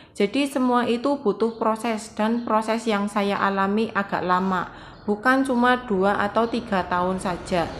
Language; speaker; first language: Indonesian; native; Indonesian